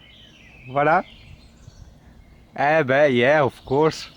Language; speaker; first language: English; non-native, learner; Italian